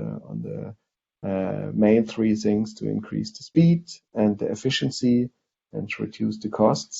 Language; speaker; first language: English; non-native, fluent; German